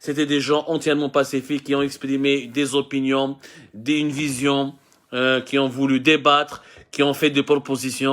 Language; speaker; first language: French; non-native, local second language; Arabic